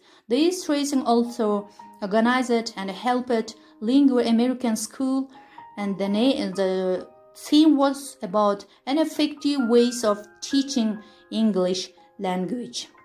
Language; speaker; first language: English; non-native, fluent; Kyrgyz